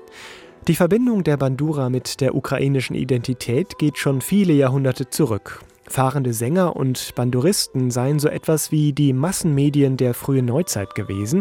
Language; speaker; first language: German; native; German